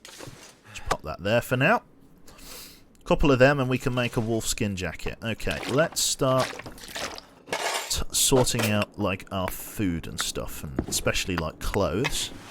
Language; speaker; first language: English; native; English